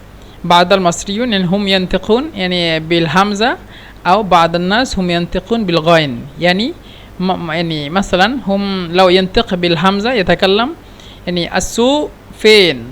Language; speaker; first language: Arabic; non-native, fluent; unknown